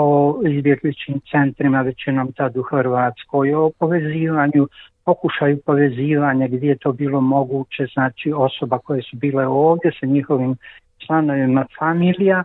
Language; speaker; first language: Croatian; native; Croatian